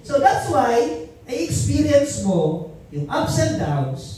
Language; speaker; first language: English; non-native, local second language; Filipino